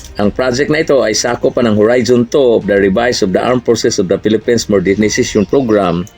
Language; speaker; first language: Filipino; non-native, local second language; Cebuano